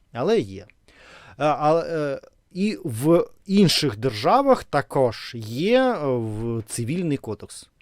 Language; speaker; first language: Ukrainian; non-native, learner; Russian